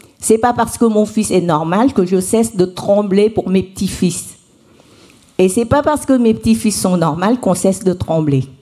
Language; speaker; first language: French; non-native, fluent; Vietnamese